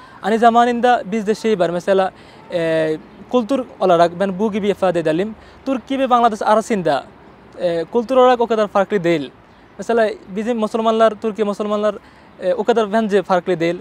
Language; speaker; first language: Turkish; non-native, learner; Bangla